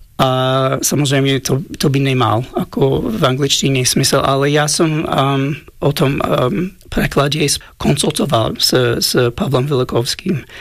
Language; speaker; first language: Slovak; non-native, fluent; English